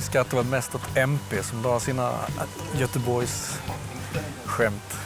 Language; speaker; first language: Swedish; native; Swedish